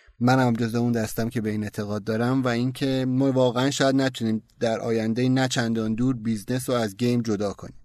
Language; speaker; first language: Persian; native; Persian